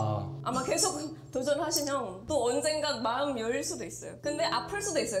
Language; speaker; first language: Korean; non-native, fluent; Indonesian